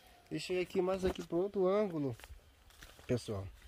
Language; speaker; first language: Portuguese; native; Portuguese